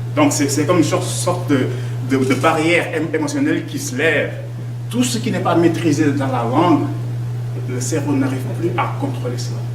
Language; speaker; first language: French; non-native, local second language; Wolof